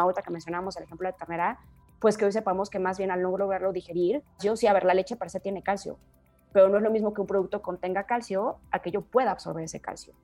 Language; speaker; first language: Spanish; native; Spanish